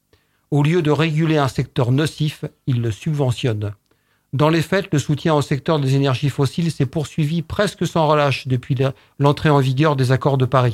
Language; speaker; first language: French; native; French